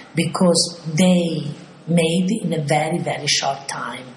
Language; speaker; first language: English; non-native, fluent; Italian